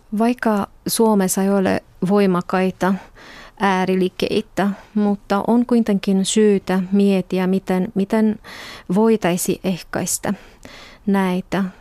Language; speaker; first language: Finnish; non-native, fluent; Romanian